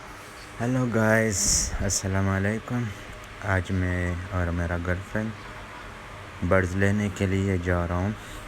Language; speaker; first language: Hindi; non-native, fluent; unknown